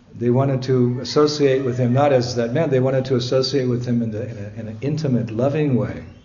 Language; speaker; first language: English; native; English